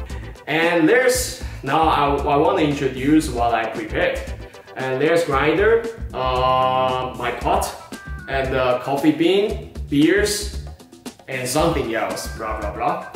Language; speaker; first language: English; non-native, learner; Chinese